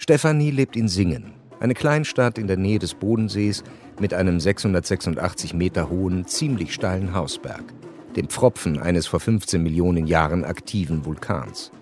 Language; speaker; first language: German; native; German